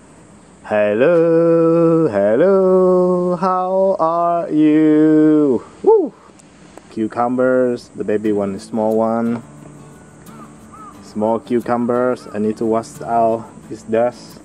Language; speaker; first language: English; non-native, fluent; Vietnamese